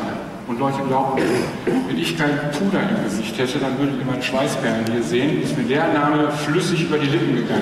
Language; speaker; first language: German; native; German